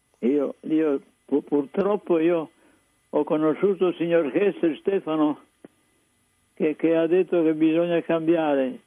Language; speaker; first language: Italian; non-native, local second language; Slovenian